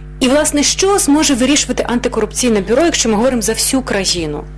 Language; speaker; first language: Ukrainian; native; Ukrainian